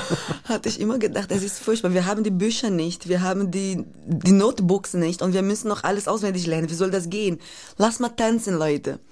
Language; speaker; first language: German; non-native, fluent; Portuguese